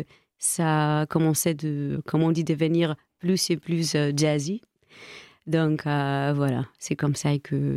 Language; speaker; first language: French; non-native, fluent; Greek